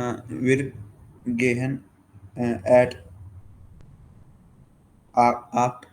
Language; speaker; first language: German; non-native, learner; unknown